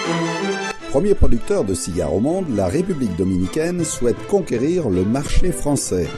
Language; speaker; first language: French; native; French